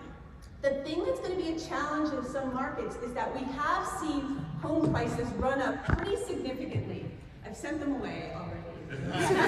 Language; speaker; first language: English; native; English